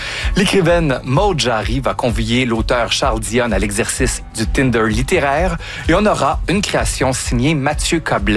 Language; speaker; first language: French; native; French